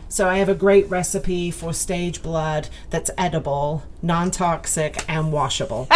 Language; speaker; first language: English; native; English